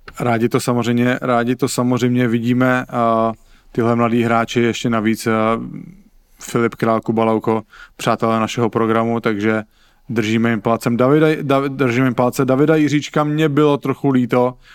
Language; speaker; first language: Czech; native; Czech